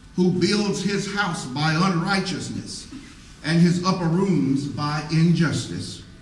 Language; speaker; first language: English; native; English